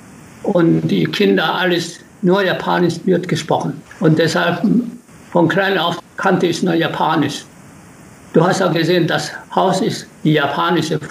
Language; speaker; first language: German; non-native, learner; Japanese